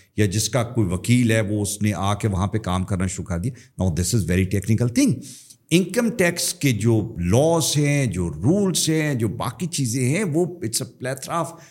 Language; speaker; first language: Urdu; native; Urdu